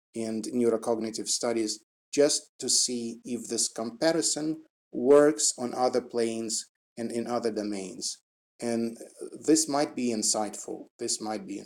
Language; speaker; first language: English; non-native, fluent; Russian